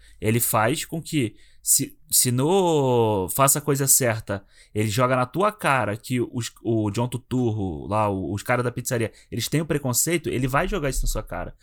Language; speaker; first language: Portuguese; native; Portuguese